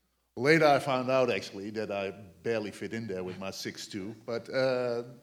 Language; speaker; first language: English; non-native, fluent; Dutch